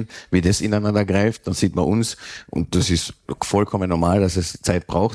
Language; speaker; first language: German; native; German